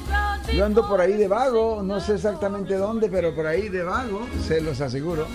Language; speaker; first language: Spanish; native; Spanish